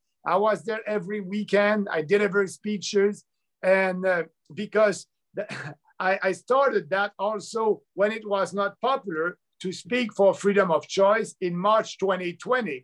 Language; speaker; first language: English; non-native, local second language; French